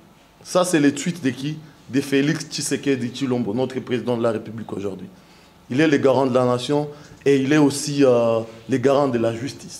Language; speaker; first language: French; non-native, local second language; Swahili